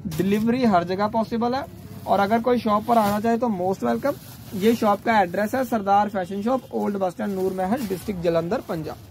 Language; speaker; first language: Hindi; non-native, local second language; Punjabi